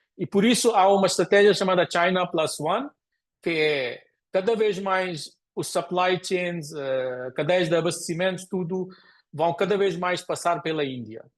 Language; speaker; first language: Portuguese; non-native, fluent; Konkani